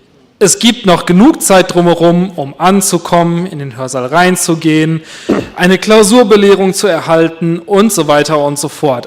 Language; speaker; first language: German; native; German